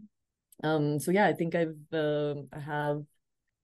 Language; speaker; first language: English; non-native, local second language; Urdu